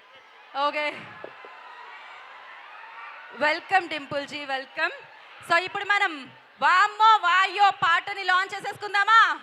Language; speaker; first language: Telugu; native; Telugu